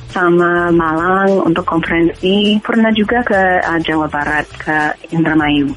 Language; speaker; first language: Indonesian; non-native, fluent; English